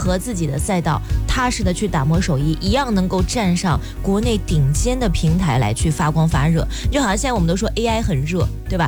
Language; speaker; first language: Chinese; native; Chinese